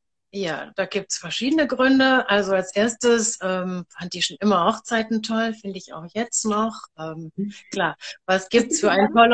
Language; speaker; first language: German; native; German